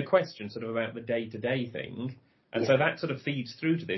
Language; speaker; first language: English; native; English